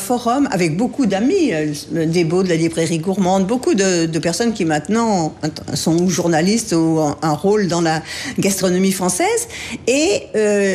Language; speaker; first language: French; native; French